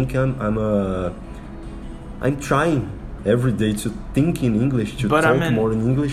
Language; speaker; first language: English; non-native, learner; Portuguese